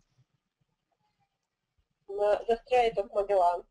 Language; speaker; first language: English; non-native, learner; Russian